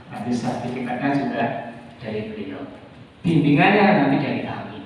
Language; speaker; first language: Indonesian; non-native, local second language; Javanese